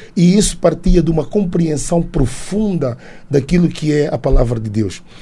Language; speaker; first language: Portuguese; native; Portuguese